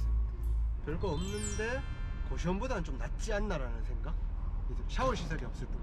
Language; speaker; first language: Korean; native; Korean